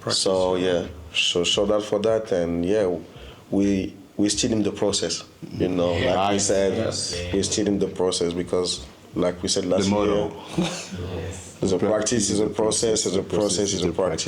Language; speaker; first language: English; non-native, fluent; French